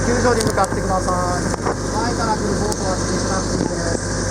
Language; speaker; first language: Japanese; native; Japanese